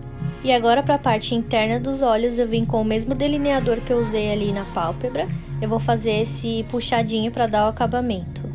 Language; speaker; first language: Portuguese; native; Portuguese